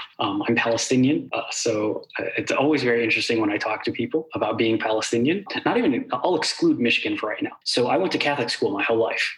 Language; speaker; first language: English; early bilingual, other home language; Arabic